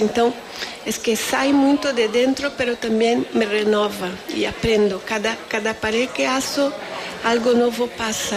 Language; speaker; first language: Spanish; non-native, fluent; Portuguese